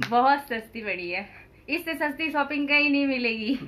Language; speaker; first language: Hindi; native; Hindi